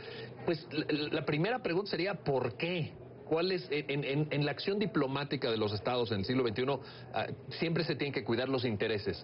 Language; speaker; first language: Spanish; native; Spanish